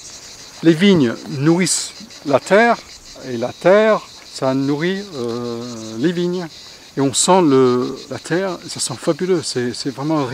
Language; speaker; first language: French; non-native, fluent; English